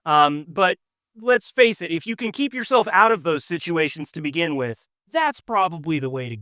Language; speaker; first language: English; native; English